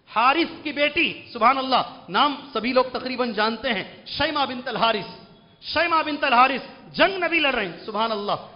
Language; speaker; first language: Urdu; native; Urdu